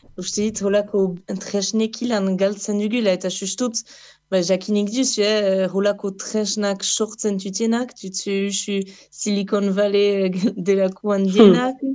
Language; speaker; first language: Basque; native; Basque